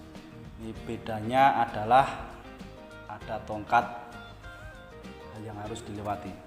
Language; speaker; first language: Indonesian; native; Indonesian